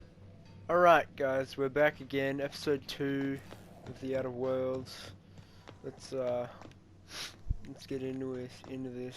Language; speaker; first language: English; native; English